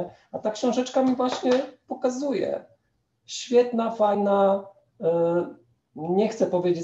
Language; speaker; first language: Polish; native; Polish